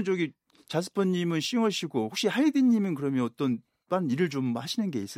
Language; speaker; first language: Korean; native; Korean